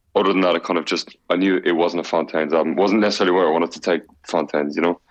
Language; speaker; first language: English; native; English